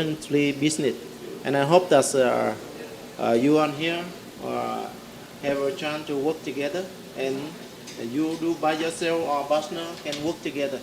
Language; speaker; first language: English; non-native, learner; Vietnamese